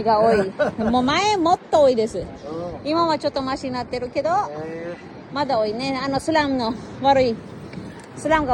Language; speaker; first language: Japanese; non-native, fluent; Filipino